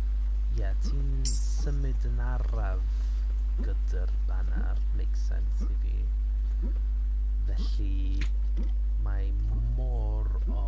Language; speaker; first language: Welsh; non-native, learner; English